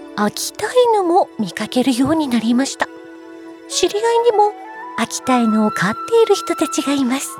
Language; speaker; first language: Japanese; native; Japanese